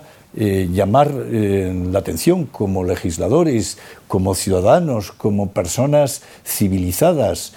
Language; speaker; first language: Spanish; native; Spanish